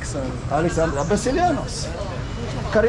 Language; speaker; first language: Portuguese; non-native, learner; Polish